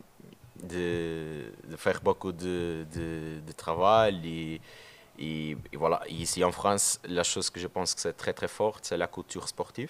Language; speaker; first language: French; non-native, learner; Portuguese